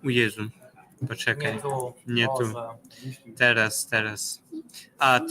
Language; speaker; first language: Polish; non-native, fluent; Ukrainian